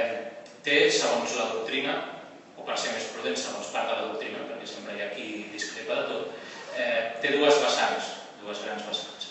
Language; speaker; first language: Catalan; native; Catalan